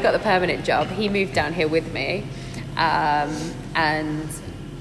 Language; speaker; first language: English; native; English